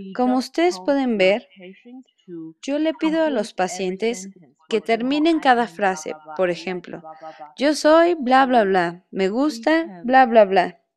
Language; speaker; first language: Spanish; non-native, fluent; Chinese